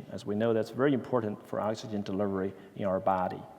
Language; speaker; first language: English; non-native, fluent; Chinese